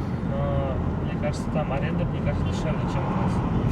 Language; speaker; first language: Russian; non-native, local second language; Uzbek